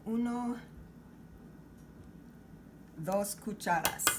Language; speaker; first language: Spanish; non-native, learner; English